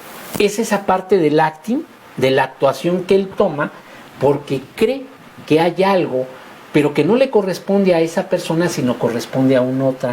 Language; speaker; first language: Spanish; native; Spanish